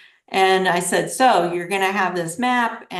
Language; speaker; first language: English; native; English